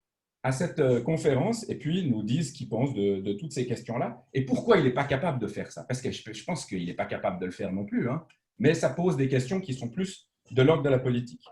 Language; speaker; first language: French; native; French